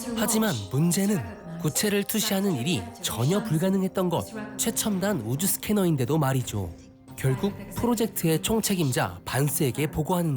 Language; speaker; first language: Korean; native; Korean